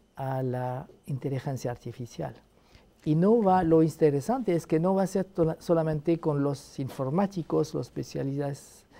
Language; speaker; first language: Spanish; non-native, fluent; Arabic